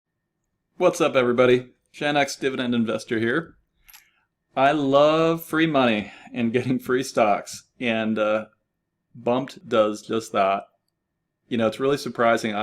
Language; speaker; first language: English; native; English